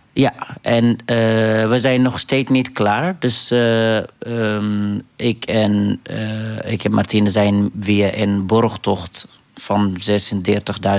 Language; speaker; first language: Dutch; non-native, fluent; Arabic